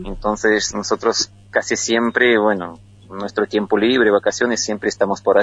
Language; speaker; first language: Spanish; non-native, fluent; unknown